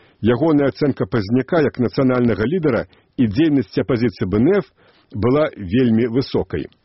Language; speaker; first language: Belarusian; native; Belarusian